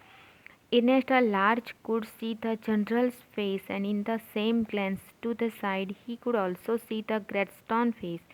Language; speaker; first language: English; non-native, local second language; Gujarati